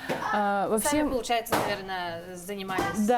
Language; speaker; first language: Russian; native; Russian